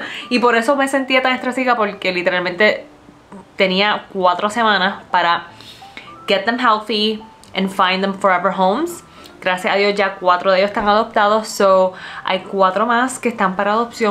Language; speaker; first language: Spanish; native; Spanish